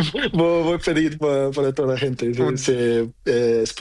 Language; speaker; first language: Spanish; non-native, learner; Portuguese